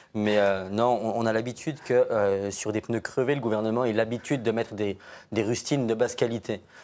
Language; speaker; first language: French; native; French